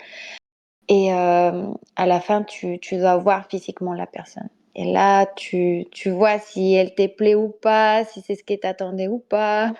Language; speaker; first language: French; non-native, fluent; Spanish